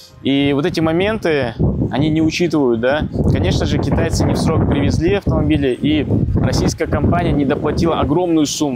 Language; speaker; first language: Russian; native; Russian